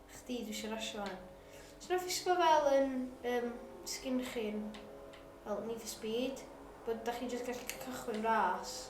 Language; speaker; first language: Welsh; native; Welsh